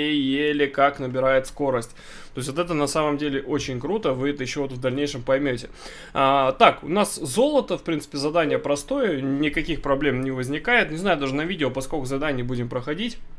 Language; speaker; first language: Russian; native; Russian